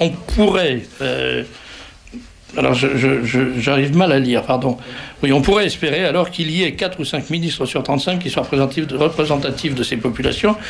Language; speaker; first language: French; native; French